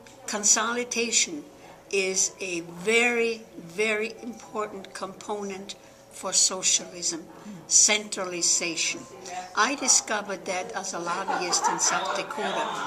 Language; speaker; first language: English; non-native, fluent; German